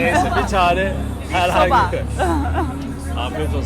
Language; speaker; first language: Turkish; native; Turkish